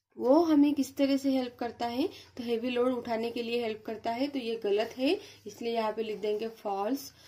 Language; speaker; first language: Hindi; non-native, local second language; Marathi